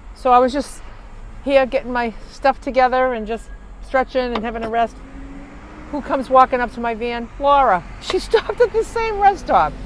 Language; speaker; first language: English; native; English